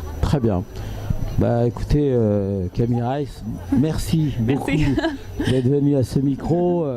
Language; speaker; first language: French; native; French